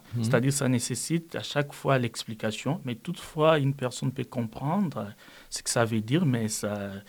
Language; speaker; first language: French; non-native, local second language; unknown